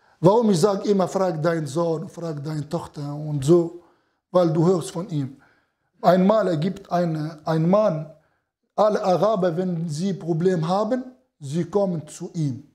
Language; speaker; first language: German; non-native, learner; Arabic